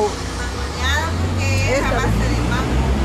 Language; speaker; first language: Spanish; native; Spanish